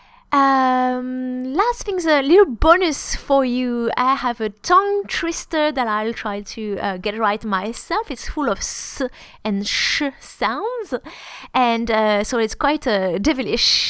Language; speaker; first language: English; non-native, fluent; French